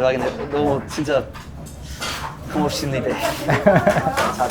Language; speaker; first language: Korean; non-native, fluent; English